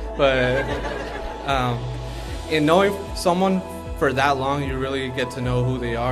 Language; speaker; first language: English; early bilingual, other home language; Spanish